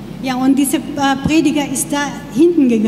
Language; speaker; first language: German; non-native, learner; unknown